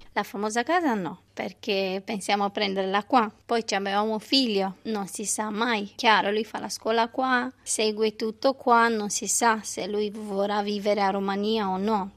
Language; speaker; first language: Italian; non-native, fluent; Romanian